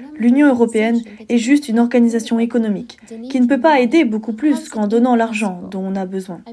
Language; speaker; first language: French; non-native, fluent; Ukrainian